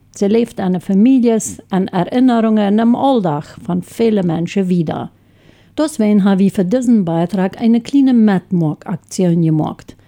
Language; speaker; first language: German; non-native, local second language; Low German